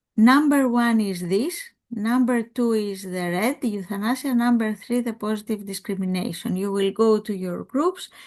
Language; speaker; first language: English; non-native, fluent; Greek